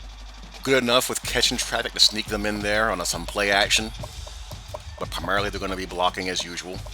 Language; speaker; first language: English; native; English